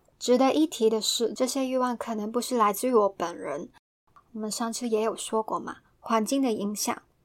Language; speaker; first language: Chinese; non-native, local second language; Cantonese